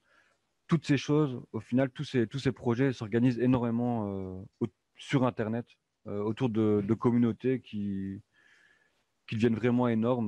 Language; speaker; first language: French; native; French